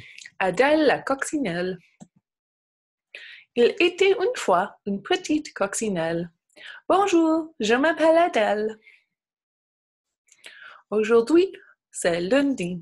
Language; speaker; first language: French; non-native, local second language; English